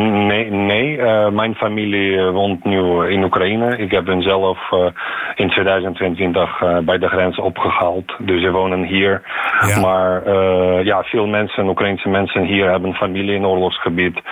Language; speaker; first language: Dutch; non-native, fluent; Ukrainian